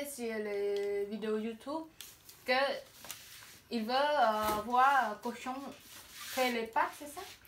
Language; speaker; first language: French; non-native, fluent; Khmer